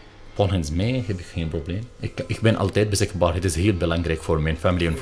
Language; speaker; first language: Dutch; non-native, learner; Arabic